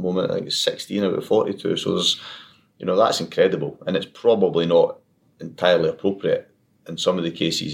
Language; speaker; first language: English; native; English